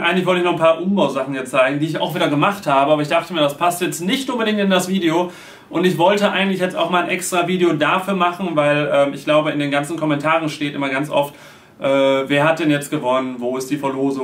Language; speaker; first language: German; native; German